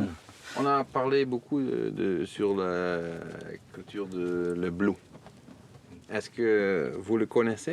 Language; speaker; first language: French; non-native, fluent; Dutch